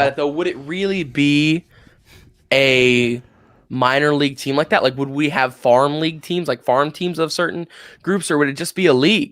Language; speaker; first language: English; native; English